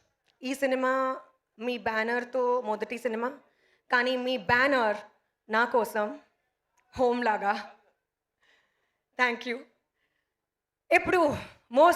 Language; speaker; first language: Telugu; non-native, learner; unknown